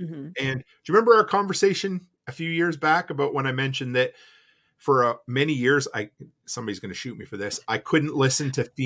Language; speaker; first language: English; native; English